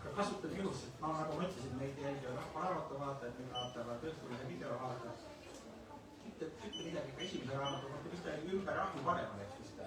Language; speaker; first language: Estonian; native; Estonian